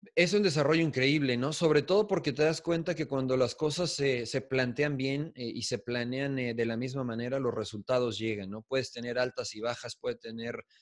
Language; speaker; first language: Spanish; native; Spanish